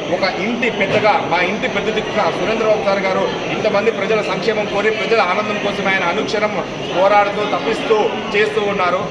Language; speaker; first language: Telugu; native; Telugu